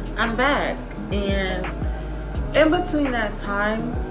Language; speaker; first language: English; native; English